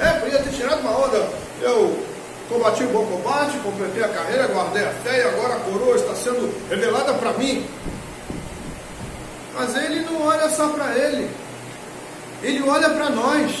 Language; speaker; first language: Portuguese; native; Portuguese